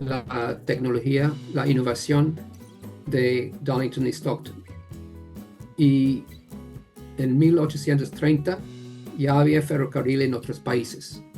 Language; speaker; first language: Spanish; non-native, fluent; English